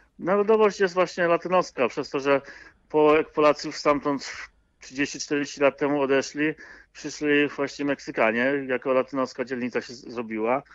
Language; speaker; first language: Polish; native; Polish